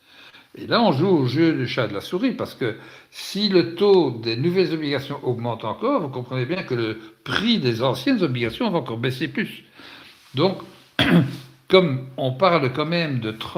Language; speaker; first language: French; native; French